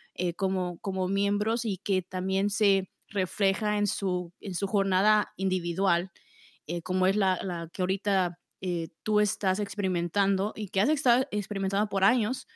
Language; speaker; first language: Spanish; early bilingual, heritage; Spanish